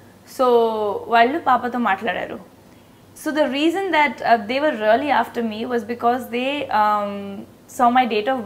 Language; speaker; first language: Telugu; non-native, local second language; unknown